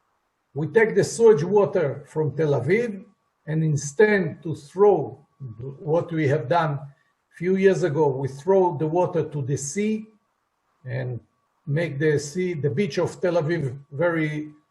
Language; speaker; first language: English; non-native, fluent; Hebrew